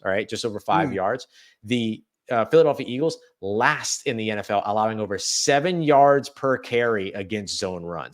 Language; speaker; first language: English; native; English